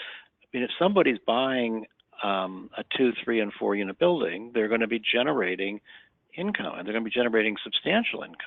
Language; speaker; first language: English; native; English